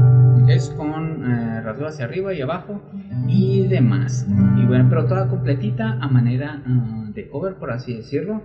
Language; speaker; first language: Spanish; native; Spanish